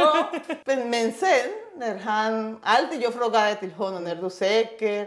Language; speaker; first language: Swedish; non-native, learner; Spanish